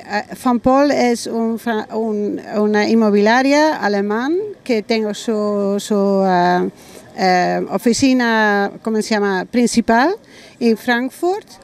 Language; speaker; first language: Spanish; non-native, learner; German